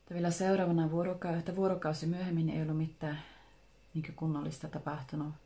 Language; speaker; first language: Finnish; early bilingual, heritage; Finnish